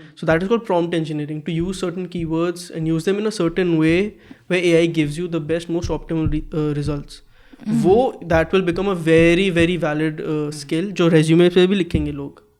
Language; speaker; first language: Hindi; early bilingual, heritage; Hindi